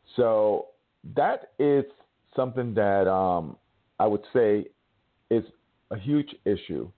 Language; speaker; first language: English; native; English